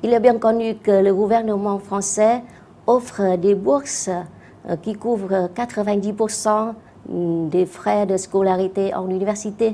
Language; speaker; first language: French; non-native, fluent; Vietnamese